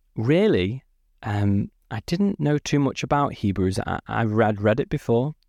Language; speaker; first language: English; native; English